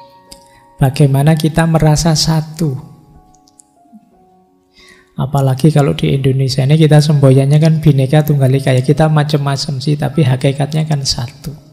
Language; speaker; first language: Indonesian; non-native, local second language; Javanese